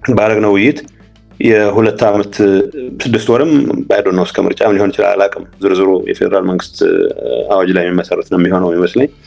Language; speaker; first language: Amharic; non-native, local second language; Tigrinya